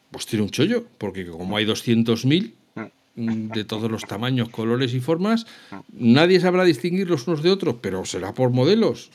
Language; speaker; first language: Spanish; native; Spanish